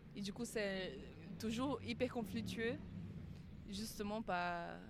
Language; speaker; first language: French; non-native, fluent; Portuguese